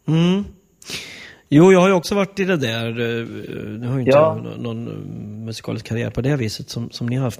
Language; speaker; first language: Swedish; native; Swedish